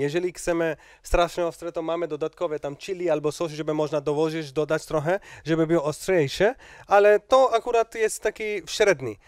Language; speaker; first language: Polish; non-native, learner; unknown